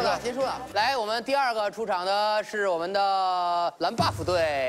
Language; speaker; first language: Chinese; native; Chinese